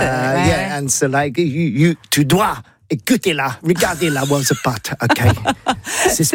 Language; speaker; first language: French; non-native, learner; English